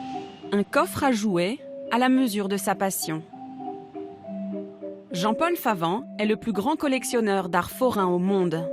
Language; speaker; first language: French; native; French